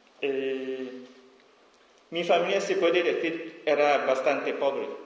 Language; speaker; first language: Spanish; non-native, learner; S'gaw Karen